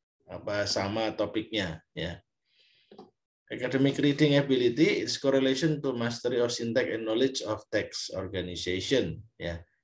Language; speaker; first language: English; non-native, fluent; Indonesian